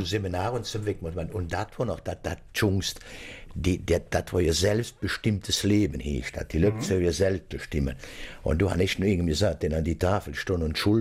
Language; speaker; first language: German; native; German